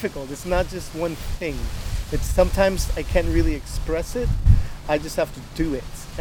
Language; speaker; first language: English; native; English